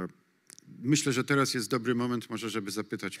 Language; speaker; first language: Polish; native; Polish